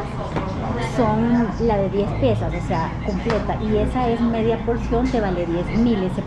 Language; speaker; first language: Spanish; native; Spanish